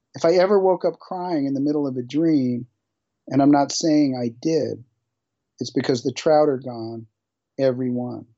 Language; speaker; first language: English; native; English